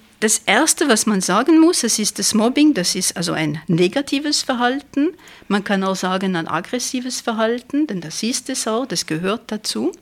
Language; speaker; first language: German; non-native, fluent; French